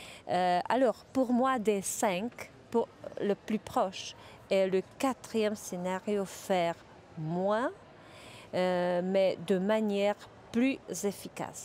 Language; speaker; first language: French; non-native, fluent; Czech